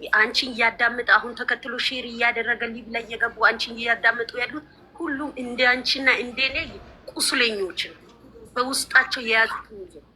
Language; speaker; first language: Amharic; native; Amharic